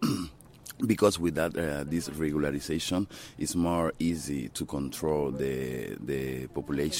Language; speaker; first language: English; non-native, learner; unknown